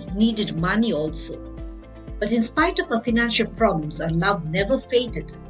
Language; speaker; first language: English; non-native, local second language; Tamil